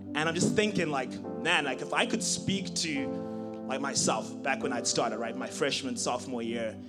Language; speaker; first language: English; non-native, local second language; Shona